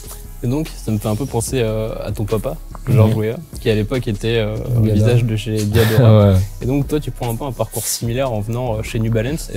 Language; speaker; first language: French; native; French